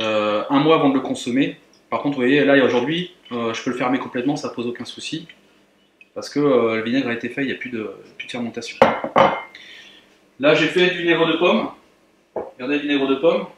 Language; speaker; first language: French; native; French